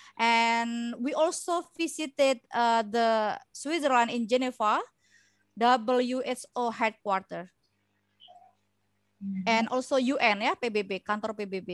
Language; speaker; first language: English; non-native, learner; Indonesian